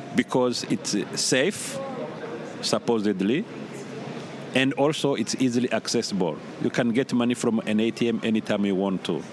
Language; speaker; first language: English; non-native, fluent; Rundi